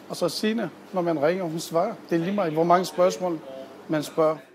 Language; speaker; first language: Danish; non-native, learner; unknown